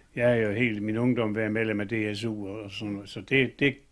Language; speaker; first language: Danish; native; Danish